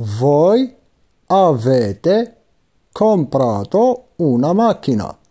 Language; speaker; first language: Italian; non-native, fluent; Arabic